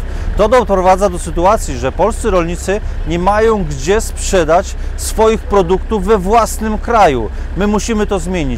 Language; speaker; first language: Polish; native; Polish